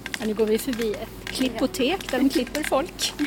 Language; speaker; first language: Swedish; native; Swedish